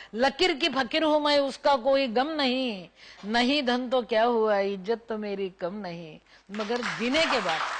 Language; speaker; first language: Hindi; non-native, local second language; Marathi